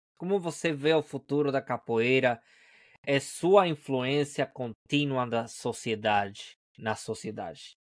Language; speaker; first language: Portuguese; non-native, learner; Spanish